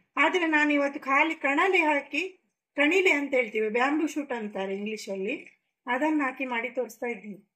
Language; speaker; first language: Kannada; non-native, local second language; Konkani